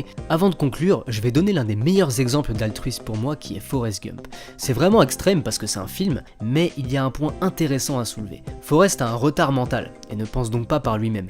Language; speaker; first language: French; native; French